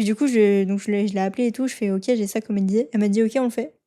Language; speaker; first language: French; native; French